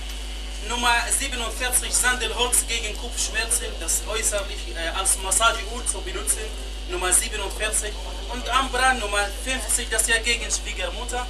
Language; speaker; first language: German; non-native, fluent; Arabic